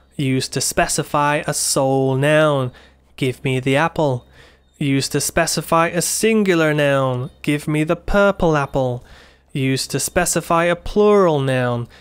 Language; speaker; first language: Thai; non-native, fluent; English